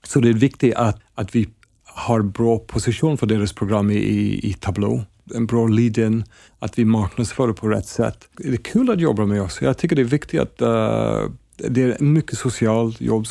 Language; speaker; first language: Swedish; non-native, fluent; English